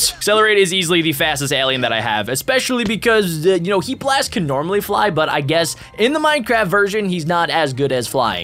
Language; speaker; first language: English; native; English